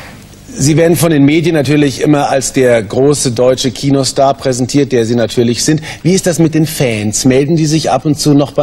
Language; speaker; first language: German; native; German